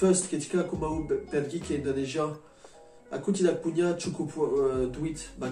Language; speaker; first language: Indonesian; non-native, learner; French